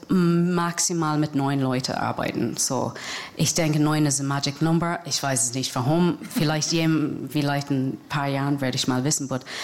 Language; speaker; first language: German; non-native, fluent; English